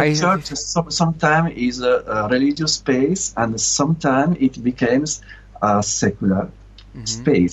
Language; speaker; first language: English; non-native, learner; Italian